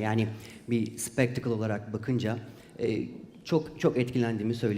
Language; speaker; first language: Turkish; native; Turkish